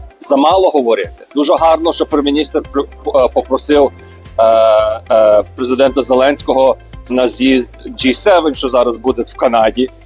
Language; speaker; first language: Ukrainian; early bilingual, heritage; Ukrainian